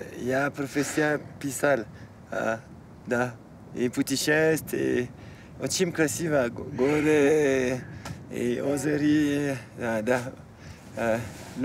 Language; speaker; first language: Russian; non-native, learner; French